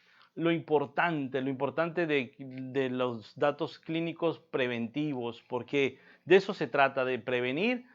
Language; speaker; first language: Spanish; native; Spanish